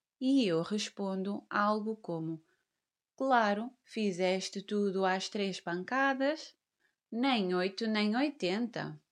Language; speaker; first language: Portuguese; native; Portuguese